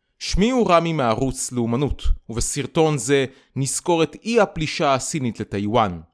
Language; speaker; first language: Hebrew; native; Hebrew